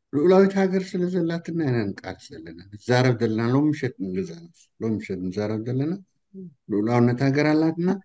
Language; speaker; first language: Tigrinya; native; Tigrinya